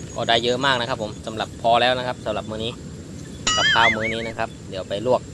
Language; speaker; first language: Thai; non-native, local second language; Northeastern Thai